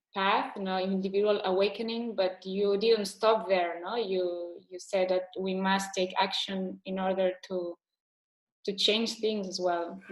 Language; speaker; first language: English; non-native, fluent; Catalan